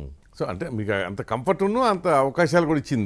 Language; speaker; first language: Telugu; native; Telugu